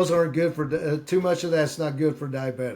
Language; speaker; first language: English; native; English